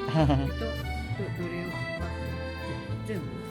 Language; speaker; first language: Japanese; non-native, learner; Filipino